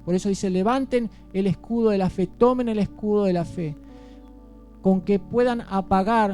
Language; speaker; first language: Spanish; native; Spanish